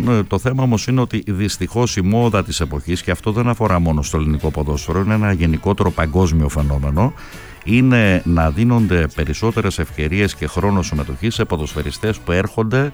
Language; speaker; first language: Greek; native; Greek